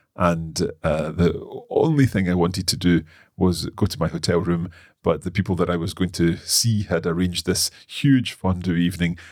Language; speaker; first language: English; native; English